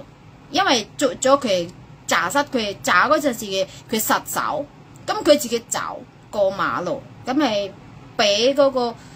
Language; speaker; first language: Cantonese; non-native, fluent; Indonesian